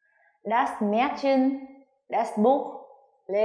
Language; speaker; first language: German; non-native, fluent; Vietnamese